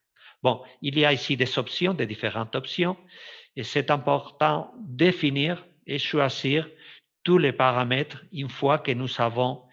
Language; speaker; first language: French; non-native, fluent; Spanish